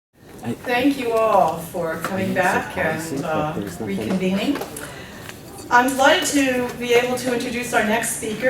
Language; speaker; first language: English; native; English